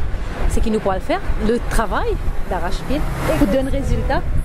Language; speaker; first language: French; non-native, local second language; Morisyen